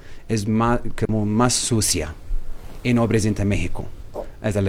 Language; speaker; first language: Spanish; non-native, learner; Arabic